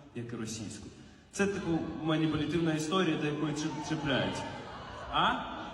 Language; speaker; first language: Ukrainian; non-native, local second language; Russian